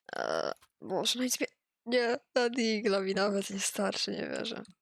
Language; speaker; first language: Polish; native; Polish